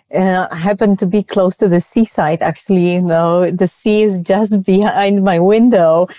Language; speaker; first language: English; non-native, fluent; Polish